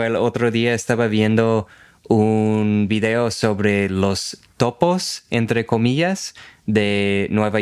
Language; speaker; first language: Spanish; non-native, fluent; English